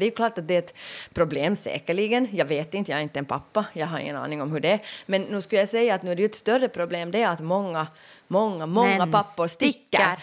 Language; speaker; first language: Swedish; native; Swedish